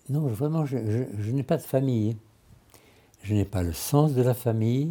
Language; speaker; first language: French; early bilingual, other home language; Russian